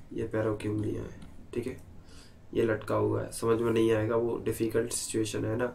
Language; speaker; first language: Hindi; native; Hindi